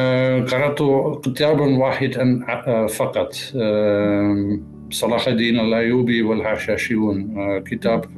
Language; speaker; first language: Arabic; non-native, learner; Dutch